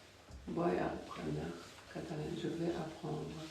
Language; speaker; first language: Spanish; non-native, learner; French